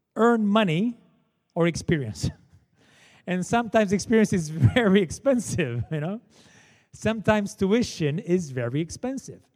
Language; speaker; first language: English; non-native, fluent; Portuguese